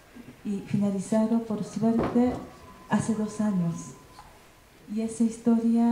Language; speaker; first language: Spanish; non-native, learner; Japanese